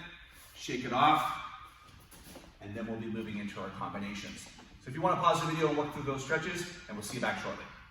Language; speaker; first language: English; native; English